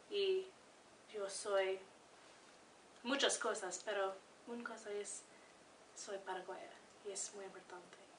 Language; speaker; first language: Spanish; early bilingual, heritage; Spanish